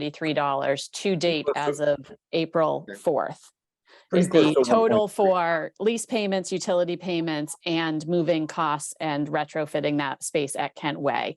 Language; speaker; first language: English; native; English